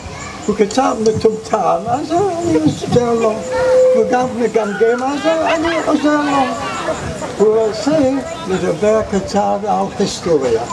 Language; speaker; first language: Hebrew; non-native, fluent; English